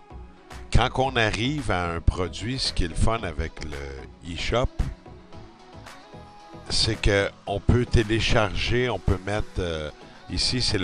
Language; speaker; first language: French; native; French